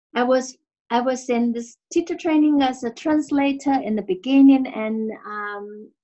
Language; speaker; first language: English; non-native, fluent; Chinese